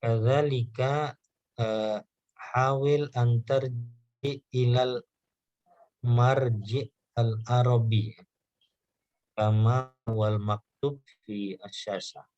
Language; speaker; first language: Arabic; non-native, fluent; Indonesian